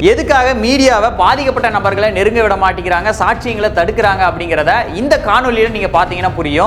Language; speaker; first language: Tamil; native; Tamil